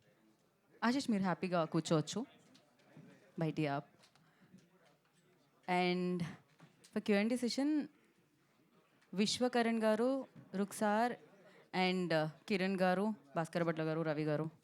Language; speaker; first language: Telugu; native; Telugu